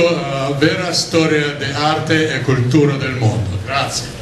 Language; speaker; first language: Italian; non-native, learner; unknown